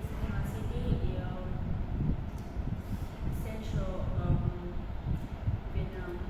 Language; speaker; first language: English; non-native, learner; Vietnamese